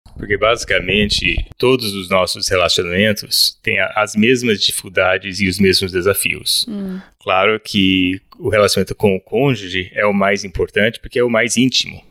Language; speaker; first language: Portuguese; early bilingual, other home language; English